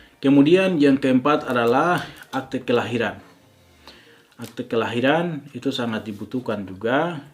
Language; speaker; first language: Indonesian; native; Indonesian